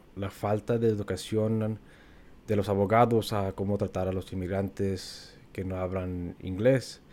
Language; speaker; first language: Spanish; early bilingual, heritage; Spanish